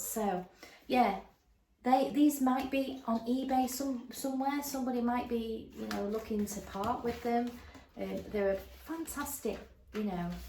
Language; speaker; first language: English; native; English